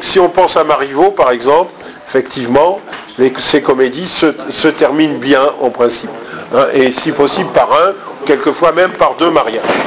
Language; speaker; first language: French; native; French